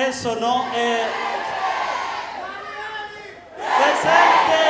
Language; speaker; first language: Spanish; non-native, fluent; Bembe